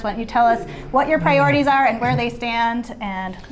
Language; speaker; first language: English; native; English